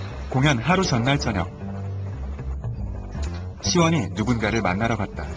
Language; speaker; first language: Korean; native; Korean